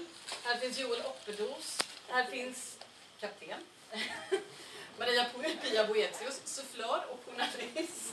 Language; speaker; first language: Swedish; native; Swedish